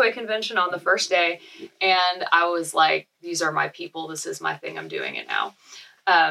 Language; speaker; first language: English; native; English